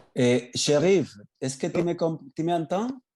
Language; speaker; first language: French; non-native, fluent; Spanish